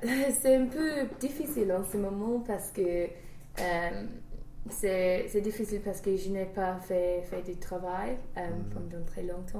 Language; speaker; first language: French; non-native, learner; English